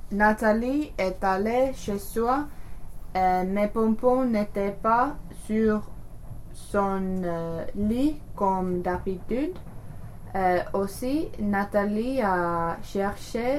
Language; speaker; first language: French; non-native, learner; English